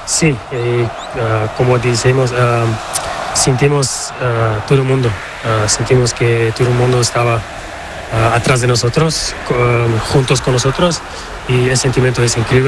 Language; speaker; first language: Spanish; non-native, learner; Portuguese